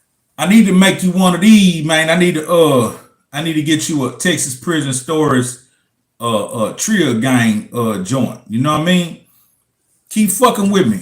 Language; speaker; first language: English; native; English